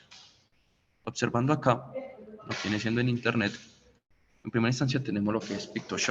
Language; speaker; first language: Spanish; native; Spanish